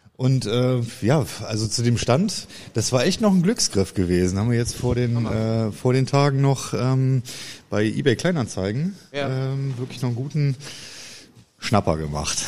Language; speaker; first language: German; native; German